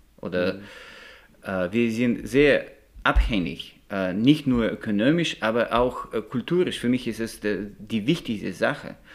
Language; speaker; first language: German; non-native, learner; Russian